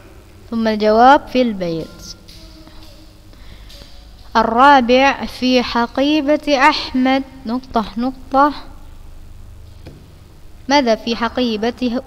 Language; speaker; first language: Arabic; non-native, fluent; Indonesian